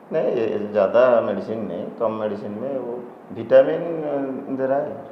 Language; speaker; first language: Hindi; non-native, local second language; Odia